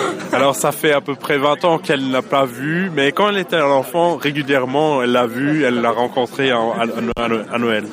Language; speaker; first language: French; non-native, fluent; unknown